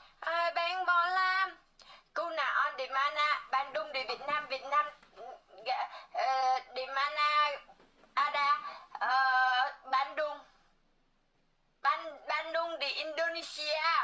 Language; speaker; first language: Indonesian; non-native, learner; Vietnamese